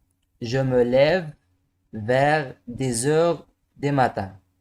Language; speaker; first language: French; non-native, local second language; Arabic